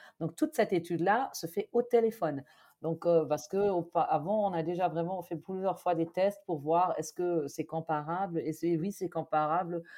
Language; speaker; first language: French; non-native, fluent; German